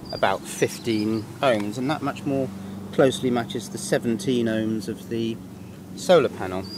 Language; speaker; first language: English; native; English